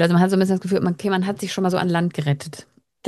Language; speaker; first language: German; native; German